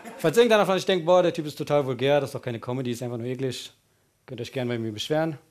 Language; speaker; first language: German; early bilingual, other home language; Persian